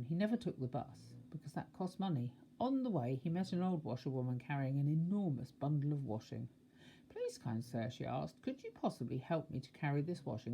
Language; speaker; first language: English; native; English